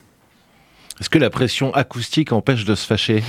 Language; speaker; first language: French; native; French